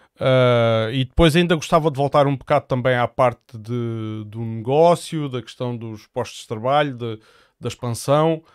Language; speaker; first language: Portuguese; native; Portuguese